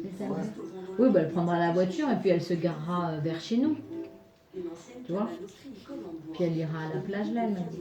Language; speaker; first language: French; native; French